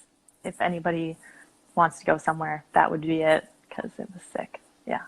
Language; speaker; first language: English; native; English